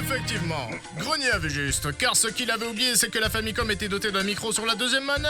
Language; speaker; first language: French; native; French